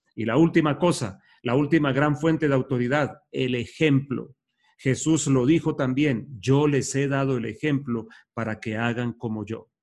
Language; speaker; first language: Spanish; native; Spanish